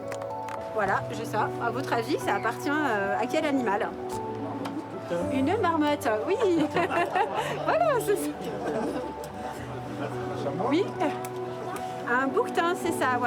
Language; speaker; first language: French; native; French